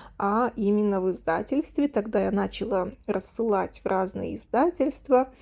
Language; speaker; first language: Russian; native; Russian